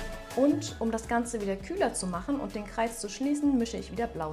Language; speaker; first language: German; native; German